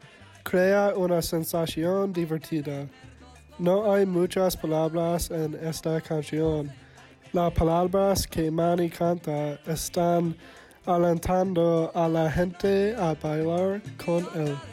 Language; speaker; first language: Spanish; non-native, learner; English